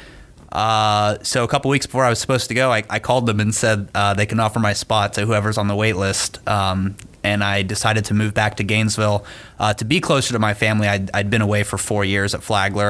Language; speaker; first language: English; native; English